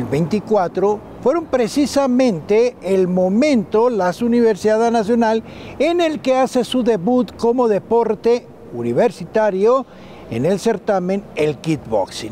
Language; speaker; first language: Spanish; native; Spanish